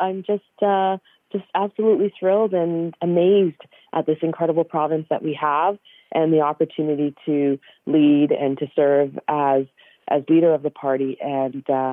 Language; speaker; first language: English; native; English